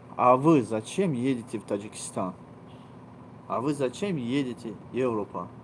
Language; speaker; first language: Russian; non-native, local second language; Tajik